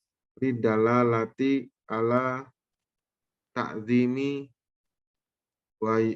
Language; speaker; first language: Arabic; non-native, learner; Indonesian